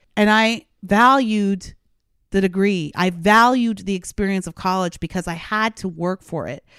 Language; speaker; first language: English; native; English